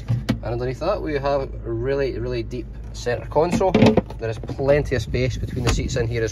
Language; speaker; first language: English; native; English